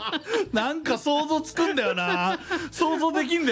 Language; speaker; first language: Japanese; native; Japanese